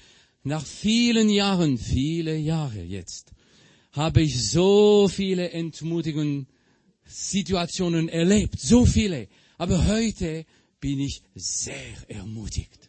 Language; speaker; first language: German; non-native, fluent; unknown